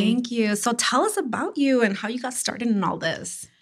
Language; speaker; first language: English; native; English